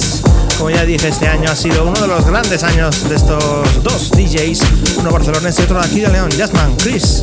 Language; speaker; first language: Spanish; native; Spanish